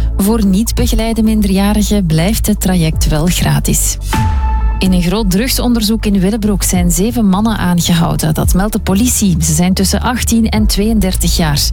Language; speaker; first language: Dutch; native; Dutch